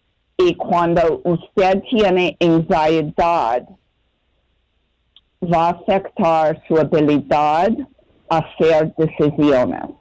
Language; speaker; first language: Spanish; non-native, fluent; English